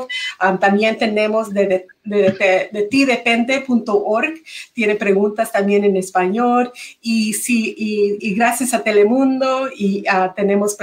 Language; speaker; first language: Spanish; early bilingual, heritage; Spanish